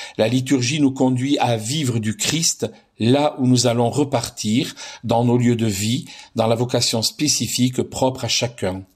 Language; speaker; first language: French; native; French